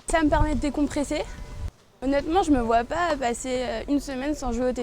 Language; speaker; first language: French; native; French